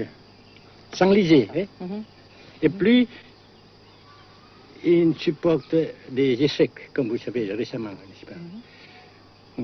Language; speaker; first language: French; non-native, local second language; Vietnamese